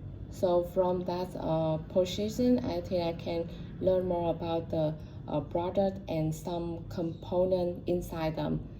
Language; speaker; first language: English; non-native, learner; Vietnamese